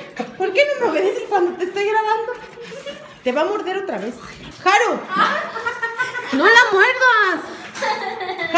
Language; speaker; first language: Spanish; native; Spanish